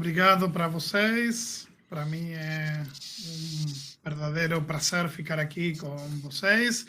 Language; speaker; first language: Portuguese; non-native, learner; Spanish